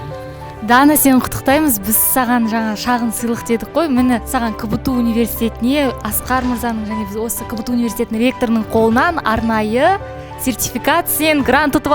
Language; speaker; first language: Kazakh; native; Kazakh